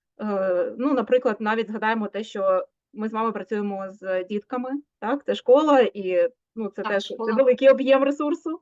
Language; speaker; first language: Ukrainian; native; Ukrainian